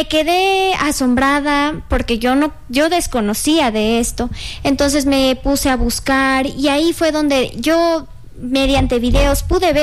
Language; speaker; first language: Spanish; native; Spanish